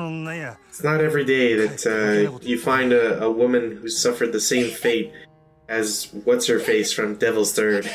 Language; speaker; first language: English; native; English